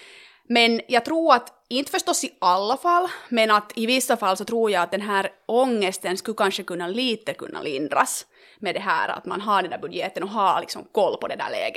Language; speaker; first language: Swedish; native; Swedish